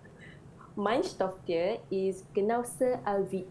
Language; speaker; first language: German; non-native, learner; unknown